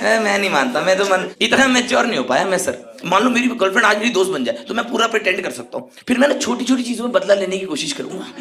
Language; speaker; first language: Hindi; native; Hindi